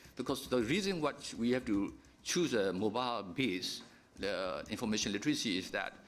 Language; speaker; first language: English; non-native, fluent; Burmese